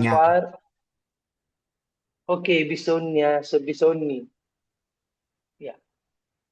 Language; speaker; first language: Italian; non-native, learner; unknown